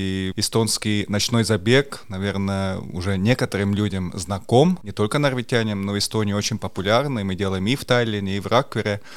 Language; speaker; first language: Russian; non-native, local second language; Estonian